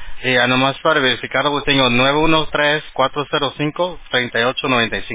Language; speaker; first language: Spanish; early bilingual, heritage; Spanish